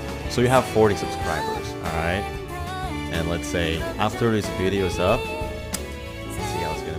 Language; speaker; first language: English; non-native, fluent; Indonesian